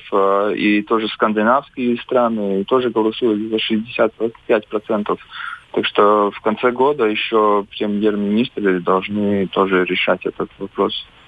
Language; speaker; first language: Russian; non-native, local second language; Latvian